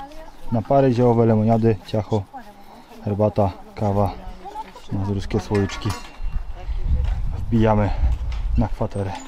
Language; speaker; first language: Polish; native; Polish